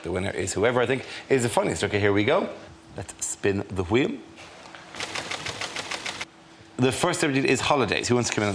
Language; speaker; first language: English; native; English